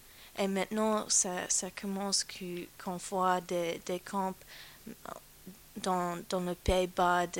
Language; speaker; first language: French; non-native, fluent; English